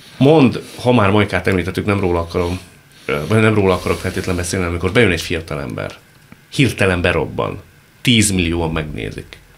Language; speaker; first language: Hungarian; native; Hungarian